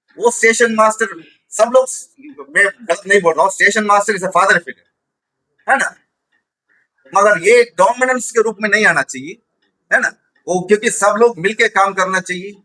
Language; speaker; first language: Hindi; non-native, local second language; Tamil